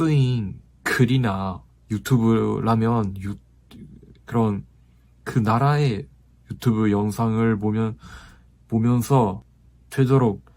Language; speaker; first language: Korean; non-native, fluent; Japanese